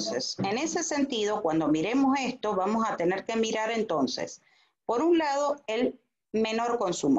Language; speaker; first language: Spanish; native; Spanish